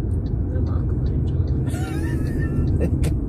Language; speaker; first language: Arabic; native; Arabic